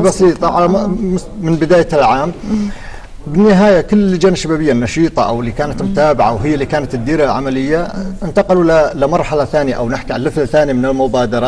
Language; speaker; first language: Arabic; native; Arabic